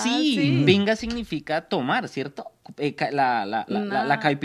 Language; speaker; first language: Spanish; native; Spanish